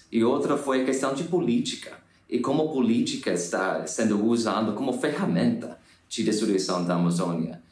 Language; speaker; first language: Portuguese; non-native, fluent; English